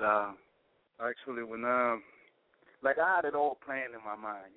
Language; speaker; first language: English; non-native, fluent; Spanish